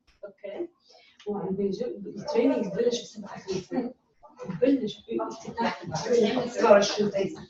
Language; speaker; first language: Arabic; native; Arabic